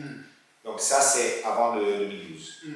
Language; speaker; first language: French; non-native, fluent; Italian